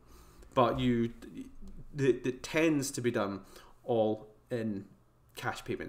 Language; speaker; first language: English; native; English